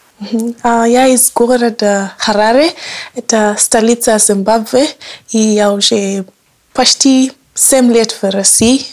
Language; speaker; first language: Russian; non-native, learner; English